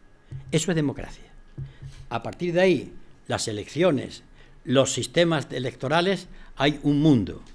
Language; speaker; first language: Spanish; native; Spanish